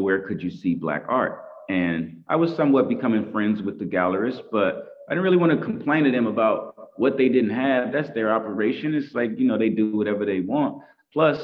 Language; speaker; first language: English; native; English